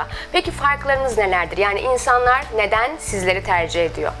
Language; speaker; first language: Turkish; native; Turkish